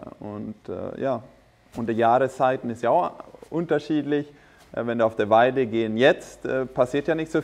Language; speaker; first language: German; non-native, fluent; Swedish